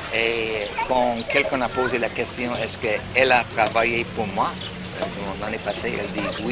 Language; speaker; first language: French; non-native, fluent; English